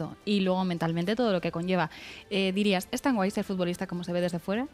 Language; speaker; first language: Spanish; native; Spanish